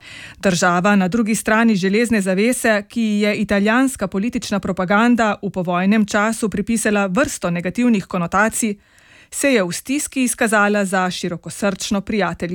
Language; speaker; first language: Slovenian; native; Slovenian